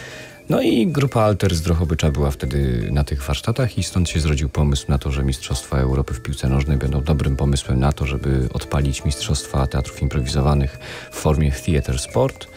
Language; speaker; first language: Polish; native; Polish